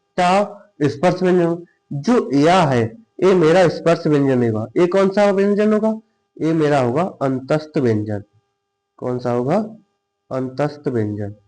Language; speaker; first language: Hindi; native; Hindi